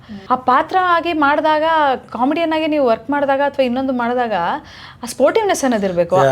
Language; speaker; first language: Kannada; native; Kannada